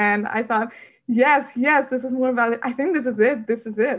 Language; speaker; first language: English; non-native, local second language; Hindi